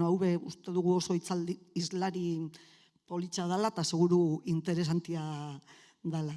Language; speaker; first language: Basque; native; Basque